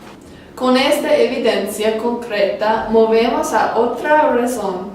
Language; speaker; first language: Spanish; non-native, learner; English